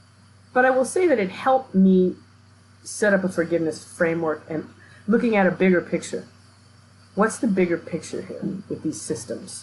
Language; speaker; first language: English; native; English